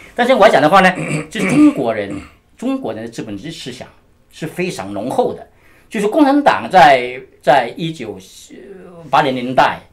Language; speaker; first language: Chinese; native; Chinese